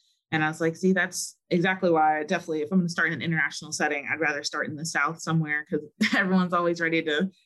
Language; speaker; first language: English; native; English